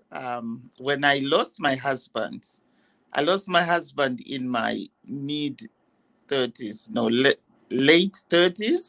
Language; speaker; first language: English; non-native, local second language; Shona